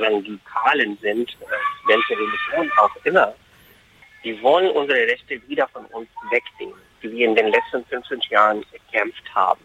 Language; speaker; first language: German; non-native, fluent; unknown